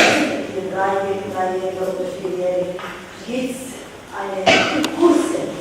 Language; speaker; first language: German; non-native, learner; Somali